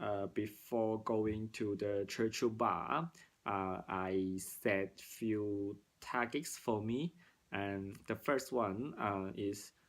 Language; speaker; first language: English; non-native, learner; Cantonese